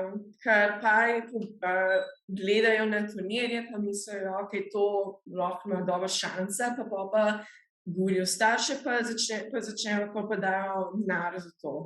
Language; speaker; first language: Slovenian; early bilingual, heritage; Slovenian